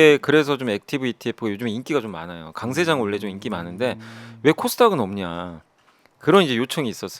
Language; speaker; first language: Korean; native; Korean